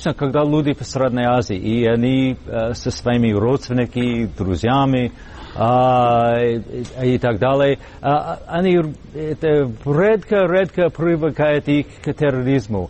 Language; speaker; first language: Russian; non-native, fluent; English